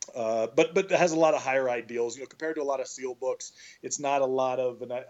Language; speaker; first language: English; native; English